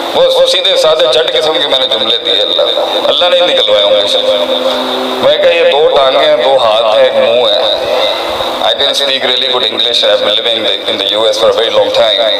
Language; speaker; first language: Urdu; non-native, local second language; Punjabi